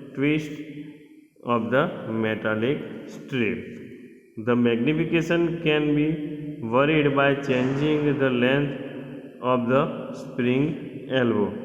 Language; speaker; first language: English; non-native, local second language; Gujarati